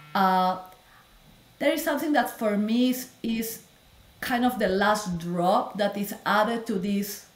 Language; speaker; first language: English; non-native, fluent; Spanish